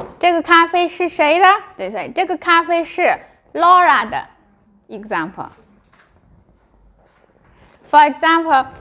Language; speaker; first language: Chinese; non-native, learner; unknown